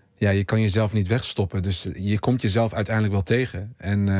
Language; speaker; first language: Dutch; native; Dutch